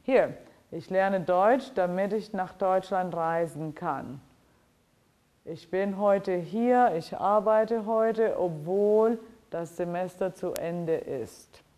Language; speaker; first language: German; non-native, fluent; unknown